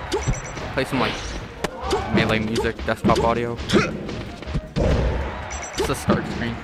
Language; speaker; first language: English; native; English